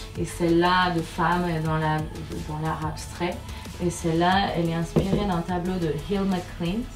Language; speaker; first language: French; non-native, fluent; Portuguese